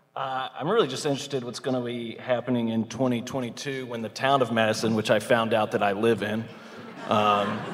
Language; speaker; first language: English; native; English